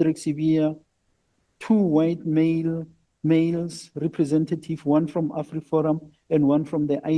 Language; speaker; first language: English; non-native, local second language; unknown